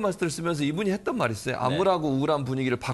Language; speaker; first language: Korean; native; Korean